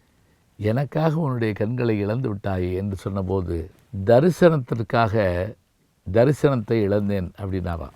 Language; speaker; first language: Tamil; native; Tamil